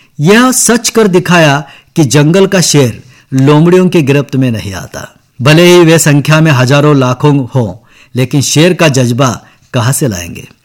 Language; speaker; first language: Hindi; non-native, local second language; Marathi